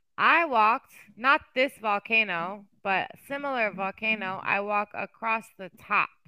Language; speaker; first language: English; native; English